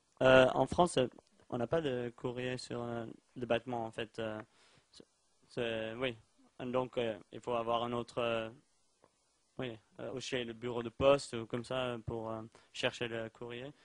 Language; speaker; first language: French; non-native, learner; Dutch